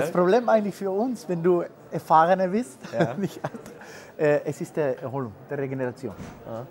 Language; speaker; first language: German; non-native, fluent; Spanish